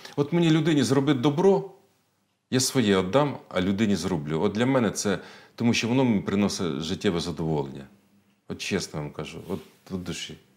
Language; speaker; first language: Ukrainian; native; Ukrainian